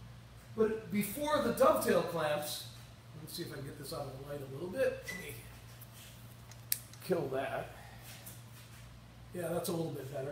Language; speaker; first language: English; native; English